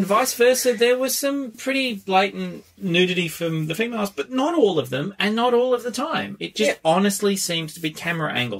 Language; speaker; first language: English; native; English